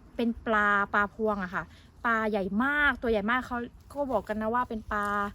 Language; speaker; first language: Thai; native; Thai